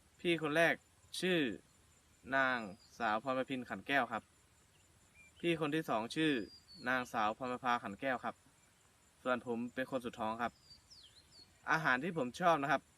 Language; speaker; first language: Thai; native; Thai